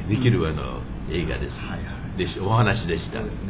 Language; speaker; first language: Japanese; early bilingual, heritage; English